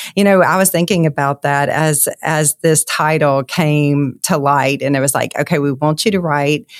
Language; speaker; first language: English; native; English